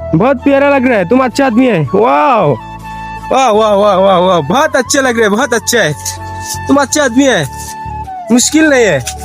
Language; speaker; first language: Hindi; non-native, learner; Bangla